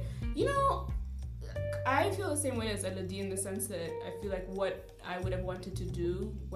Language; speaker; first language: English; non-native, local second language; Kinyarwanda